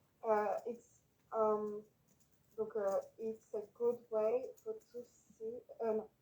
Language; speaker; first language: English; non-native, learner; French